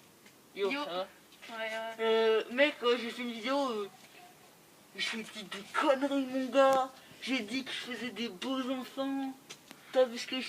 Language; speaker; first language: French; native; French